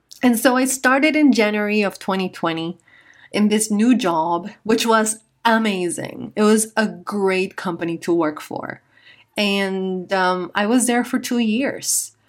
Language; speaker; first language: English; non-native, fluent; Spanish